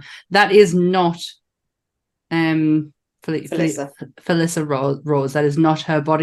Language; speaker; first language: English; native; English